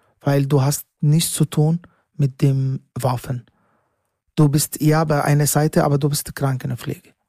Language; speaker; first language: German; non-native, learner; Arabic